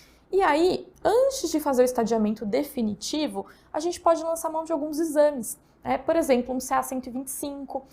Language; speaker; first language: Portuguese; native; Portuguese